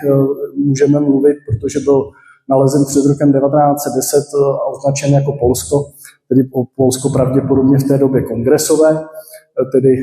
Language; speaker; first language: Czech; native; Czech